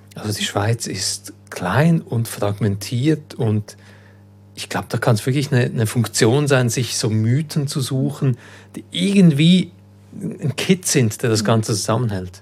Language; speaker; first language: German; early bilingual, other home language; Croatian